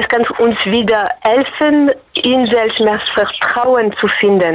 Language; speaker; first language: German; non-native, fluent; French